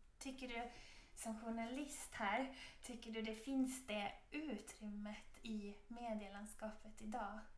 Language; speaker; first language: Swedish; native; Swedish